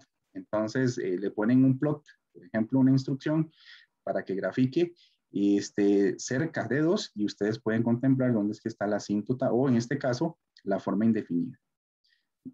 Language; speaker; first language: Spanish; native; Spanish